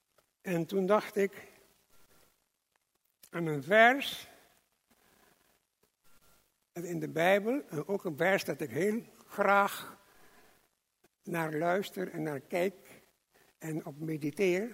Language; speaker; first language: Dutch; non-native, local second language; English